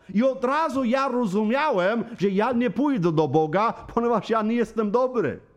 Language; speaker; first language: Polish; non-native, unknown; English